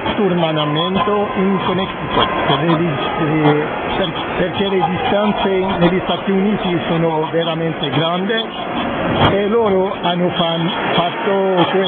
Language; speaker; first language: Italian; non-native, fluent; French